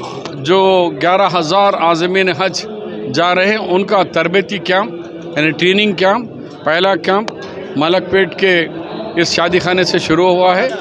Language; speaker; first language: Urdu; native; Urdu